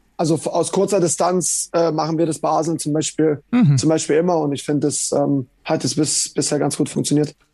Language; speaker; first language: German; native; German